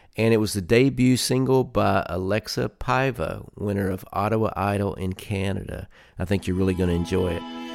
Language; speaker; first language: English; native; English